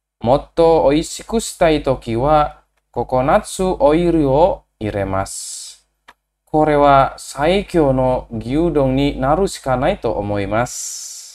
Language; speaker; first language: Japanese; non-native, fluent; Indonesian